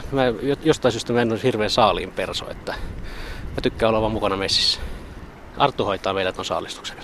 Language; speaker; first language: Finnish; native; Finnish